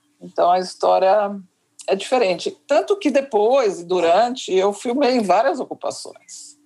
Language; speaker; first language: Portuguese; native; Portuguese